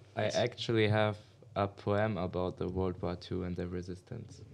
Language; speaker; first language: English; non-native, learner; German